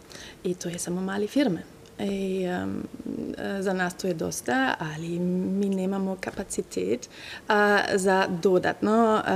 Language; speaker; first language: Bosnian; non-native, learner; German